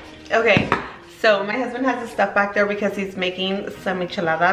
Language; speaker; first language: English; early bilingual, other home language; Spanish